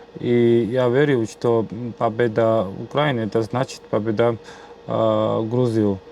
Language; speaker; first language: Russian; non-native, learner; Georgian